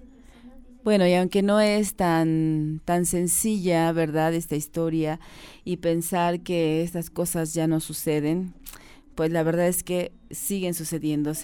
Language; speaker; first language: Spanish; native; Spanish